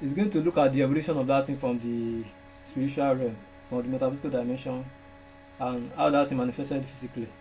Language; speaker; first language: English; non-native, local second language; Yoruba